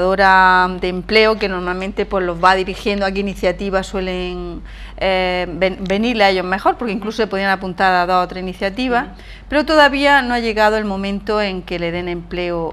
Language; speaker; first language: Spanish; native; Spanish